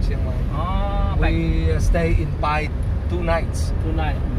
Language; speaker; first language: English; non-native, learner; Vietnamese